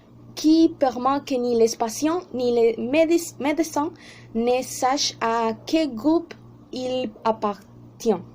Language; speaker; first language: French; non-native, learner; Spanish